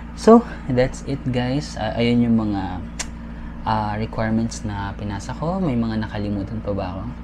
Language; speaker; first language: Filipino; native; Filipino